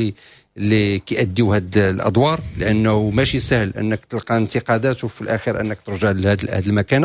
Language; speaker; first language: Arabic; native; Arabic